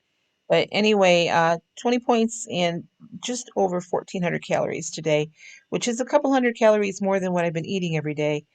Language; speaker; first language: English; native; English